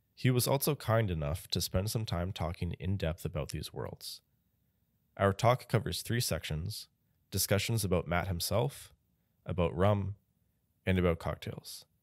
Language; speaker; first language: English; native; English